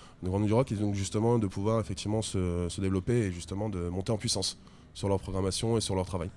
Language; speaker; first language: French; native; French